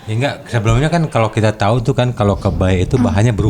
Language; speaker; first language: Indonesian; native; Indonesian